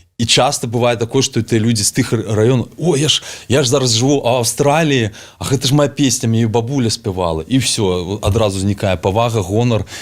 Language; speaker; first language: Belarusian; native; Belarusian